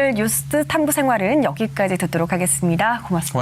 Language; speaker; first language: Korean; native; Korean